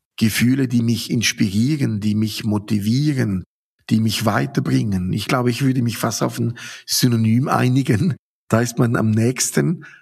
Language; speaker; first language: German; native; German